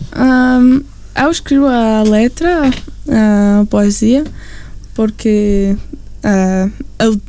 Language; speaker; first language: Portuguese; non-native, learner; English